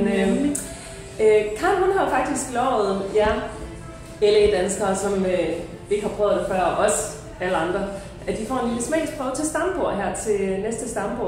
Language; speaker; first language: Danish; native; Danish